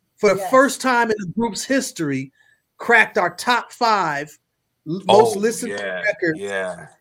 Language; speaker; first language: English; native; English